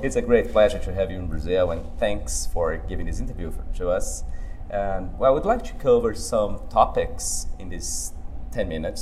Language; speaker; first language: English; non-native, fluent; Portuguese